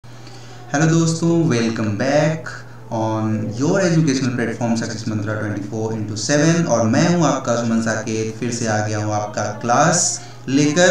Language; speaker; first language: Hindi; native; Hindi